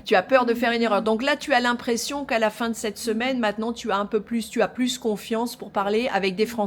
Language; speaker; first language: French; native; French